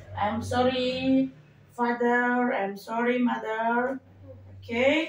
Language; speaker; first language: English; non-native, learner; Indonesian